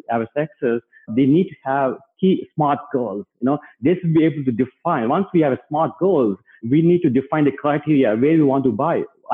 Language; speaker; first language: English; non-native, local second language; Telugu